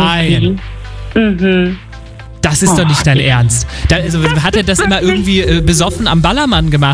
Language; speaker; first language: German; native; German